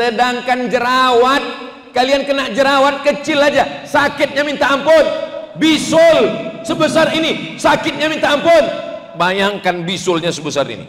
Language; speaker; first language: Indonesian; native; Indonesian